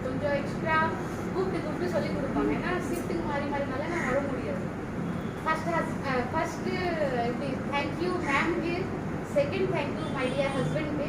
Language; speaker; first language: Tamil; non-native, learner; Bangla